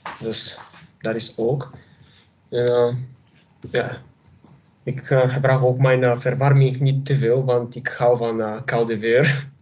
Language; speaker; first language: Dutch; non-native, learner; Bulgarian